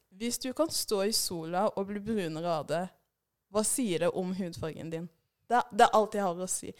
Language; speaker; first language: Norwegian; early bilingual, other home language; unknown